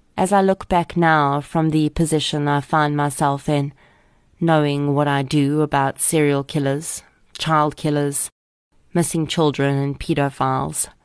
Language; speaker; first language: English; native; English